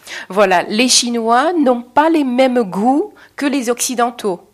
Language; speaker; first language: French; non-native, fluent; Chinese